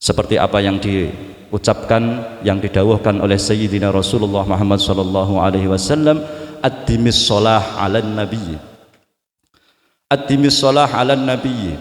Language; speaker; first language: Indonesian; non-native, local second language; Javanese